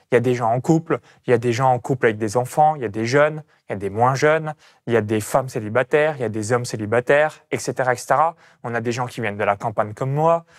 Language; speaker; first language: French; native; French